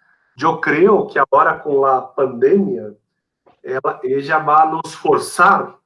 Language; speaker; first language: Spanish; non-native, fluent; Portuguese